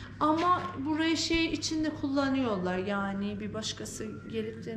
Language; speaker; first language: Turkish; non-native, fluent; Persian